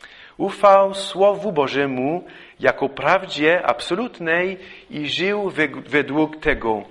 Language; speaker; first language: Polish; non-native, fluent; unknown